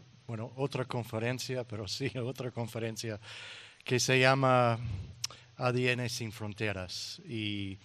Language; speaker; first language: Spanish; non-native, learner; English